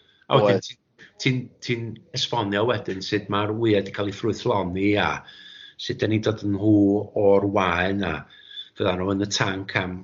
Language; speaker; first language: Welsh; native; Welsh